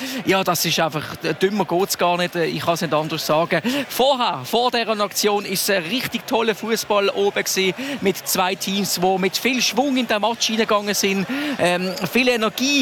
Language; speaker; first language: German; native; German